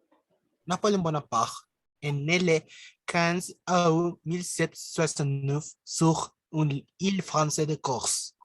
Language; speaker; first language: French; non-native, learner; Spanish